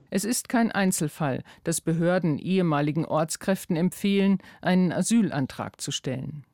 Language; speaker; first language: German; native; German